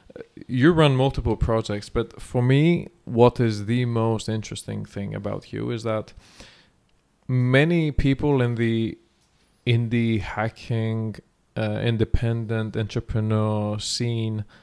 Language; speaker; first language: English; non-native, fluent; Greek